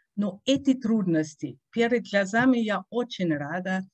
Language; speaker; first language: Russian; non-native, learner; German